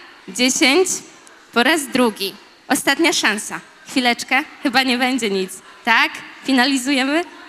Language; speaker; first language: Polish; native; Polish